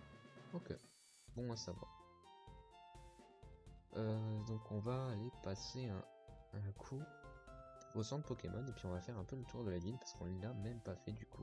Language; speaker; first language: French; native; French